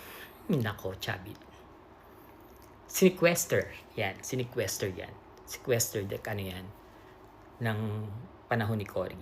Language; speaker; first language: Filipino; native; Filipino